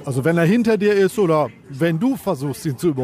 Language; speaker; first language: German; native; German